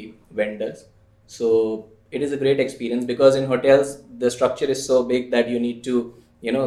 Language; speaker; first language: English; non-native, local second language; Hindi